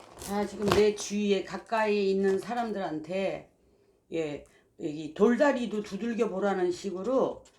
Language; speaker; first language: Korean; native; Korean